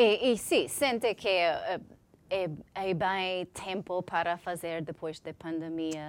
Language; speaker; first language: Portuguese; non-native, learner; English